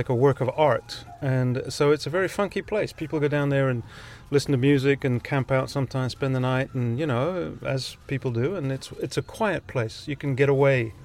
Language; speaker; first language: English; non-native, fluent; Catalan